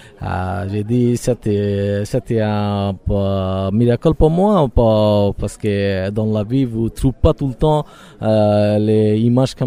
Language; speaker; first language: French; non-native, learner; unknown